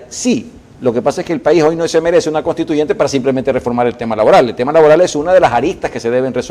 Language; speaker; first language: Spanish; native; Spanish